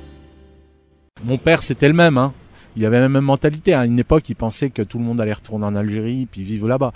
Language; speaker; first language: French; early bilingual, other home language; Arabic